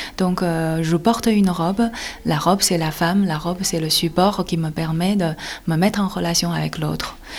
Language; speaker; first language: French; non-native, fluent; Chinese